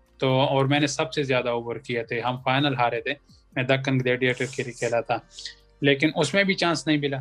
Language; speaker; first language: Urdu; non-native, local second language; Pashto